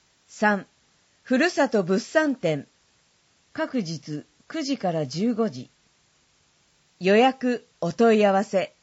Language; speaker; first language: Japanese; native; Japanese